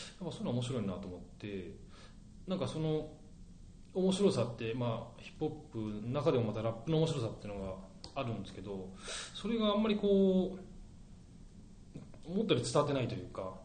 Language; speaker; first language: Japanese; native; Japanese